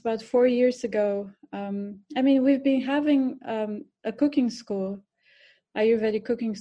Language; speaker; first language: English; non-native, fluent; Bulgarian